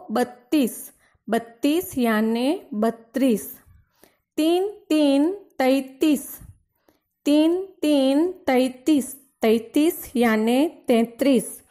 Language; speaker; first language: Hindi; non-native, local second language; Gujarati